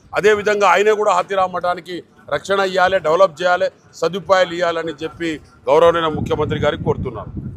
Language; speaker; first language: Telugu; non-native, local second language; Lambadi